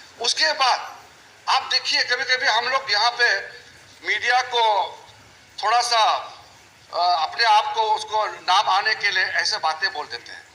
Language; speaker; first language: Hindi; non-native, local second language; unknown